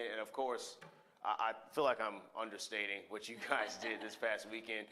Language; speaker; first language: English; native; English